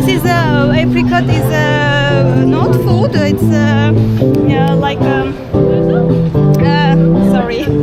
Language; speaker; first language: English; non-native, learner; Armenian